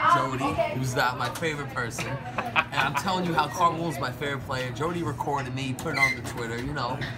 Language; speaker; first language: English; native; English